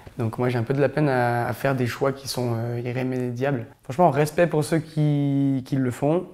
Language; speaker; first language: French; native; French